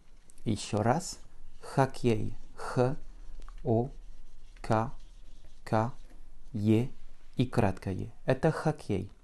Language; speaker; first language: Russian; non-native, fluent; French